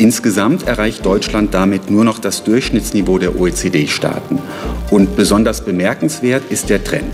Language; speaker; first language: German; native; German